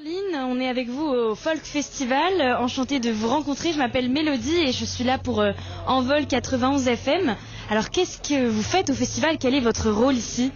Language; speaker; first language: French; native; French